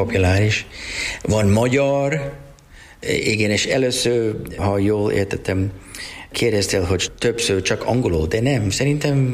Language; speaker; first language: Hungarian; non-native, learner; English